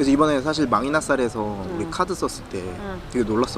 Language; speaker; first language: Korean; native; Korean